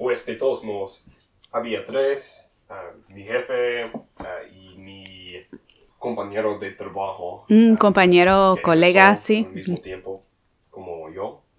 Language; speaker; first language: Spanish; non-native, learner; English